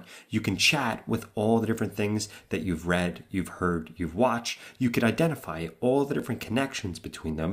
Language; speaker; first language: English; native; English